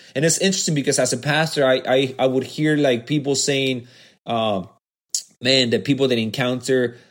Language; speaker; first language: English; early bilingual, other home language; Spanish